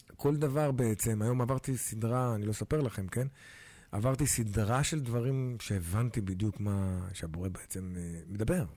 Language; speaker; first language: Hebrew; native; Hebrew